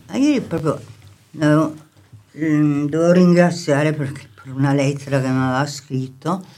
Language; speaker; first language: Italian; native; Italian